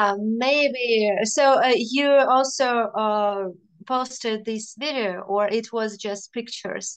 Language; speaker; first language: English; non-native, fluent; Russian